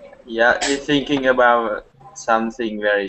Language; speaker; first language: English; non-native, learner; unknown